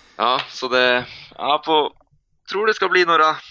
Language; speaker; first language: Swedish; non-native, fluent; Norwegian